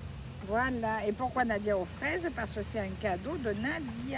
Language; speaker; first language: French; native; French